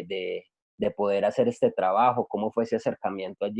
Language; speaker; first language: Spanish; native; Spanish